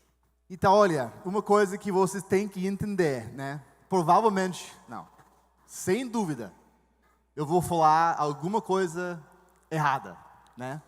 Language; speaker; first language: Portuguese; non-native, fluent; English